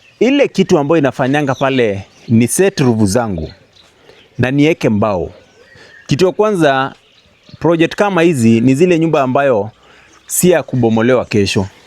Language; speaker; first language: Swahili; native; Swahili